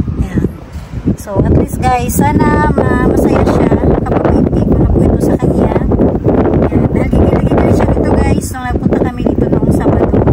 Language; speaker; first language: Filipino; non-native, local second language; Cebuano